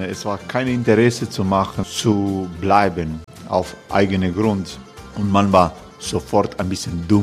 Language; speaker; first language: German; non-native, learner; Croatian